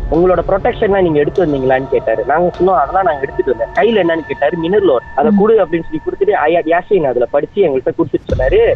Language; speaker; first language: Tamil; early bilingual, heritage; Tamil